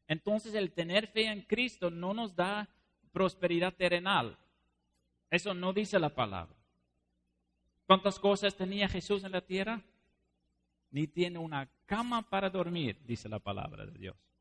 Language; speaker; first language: Spanish; non-native, fluent; Dutch